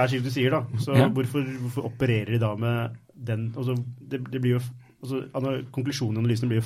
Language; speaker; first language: Norwegian; native; Norwegian